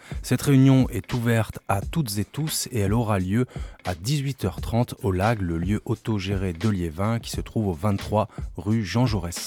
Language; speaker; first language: French; native; French